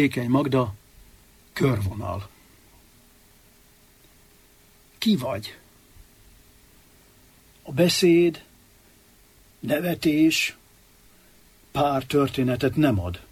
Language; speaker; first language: Hungarian; native; Hungarian